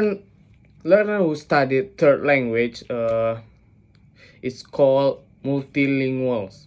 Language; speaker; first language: English; non-native, learner; Indonesian